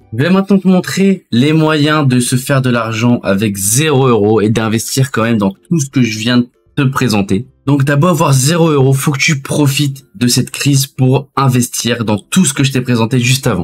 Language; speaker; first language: French; native; French